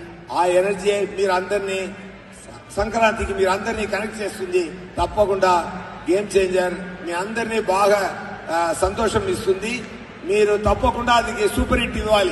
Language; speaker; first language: Telugu; non-native, learner; Tamil